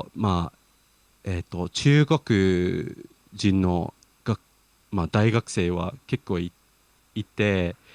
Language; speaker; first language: Japanese; non-native, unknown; English